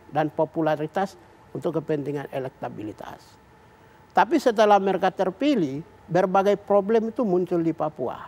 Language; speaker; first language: Indonesian; native; Indonesian